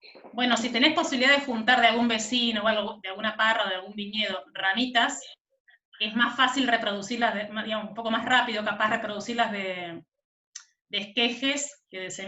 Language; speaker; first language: Spanish; native; Spanish